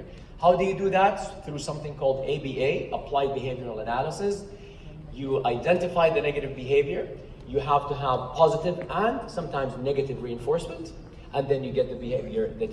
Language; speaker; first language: English; non-native, fluent; Arabic